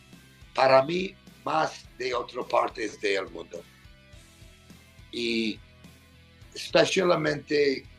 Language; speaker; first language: Spanish; non-native, learner; English